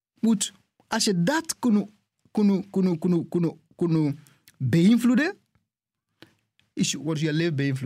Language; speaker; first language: Dutch; non-native, fluent; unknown